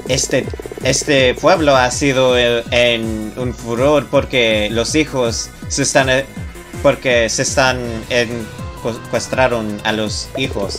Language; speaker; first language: Spanish; non-native, learner; English